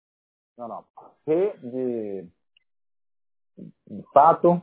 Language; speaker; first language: Spanish; non-native, learner; Portuguese